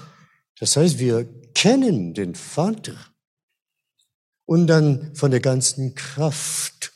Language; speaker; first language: German; non-native, fluent; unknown